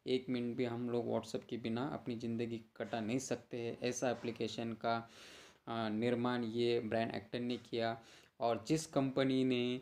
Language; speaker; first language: Hindi; non-native, local second language; Marathi